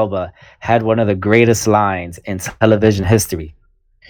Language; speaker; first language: English; native; English